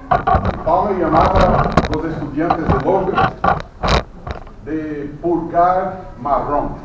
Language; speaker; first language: Spanish; non-native, fluent; Portuguese